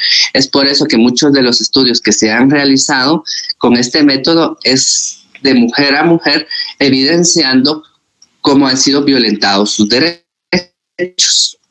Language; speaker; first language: Spanish; native; Spanish